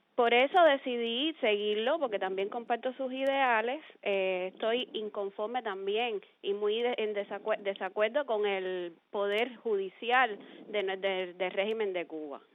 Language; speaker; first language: Spanish; native; Spanish